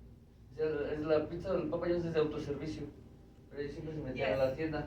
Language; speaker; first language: Spanish; native; Spanish